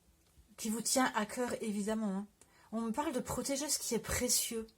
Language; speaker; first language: French; native; French